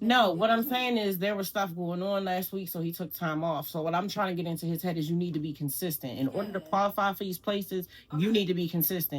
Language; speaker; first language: English; native; English